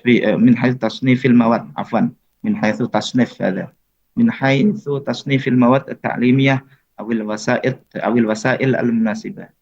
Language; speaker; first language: Arabic; non-native, fluent; Indonesian